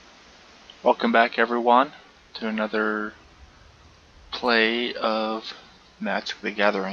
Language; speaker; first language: English; native; English